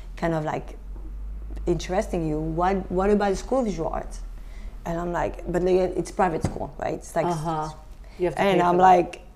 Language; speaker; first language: English; non-native, fluent; French